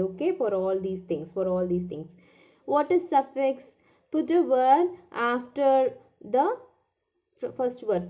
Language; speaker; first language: English; non-native, local second language; Tamil